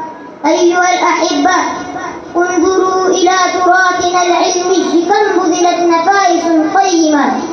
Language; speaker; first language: Arabic; non-native, learner; Urdu